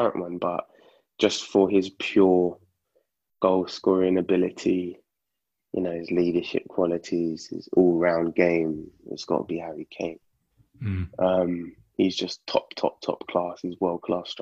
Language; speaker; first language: English; native; English